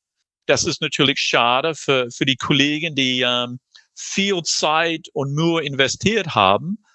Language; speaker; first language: German; non-native, fluent; English